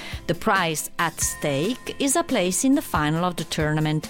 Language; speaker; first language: English; non-native, fluent; Italian